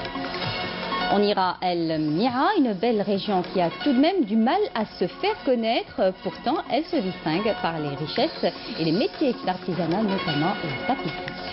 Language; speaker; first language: French; non-native, local second language; Arabic